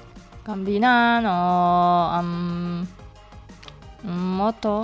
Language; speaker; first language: Catalan; non-native, learner; Indonesian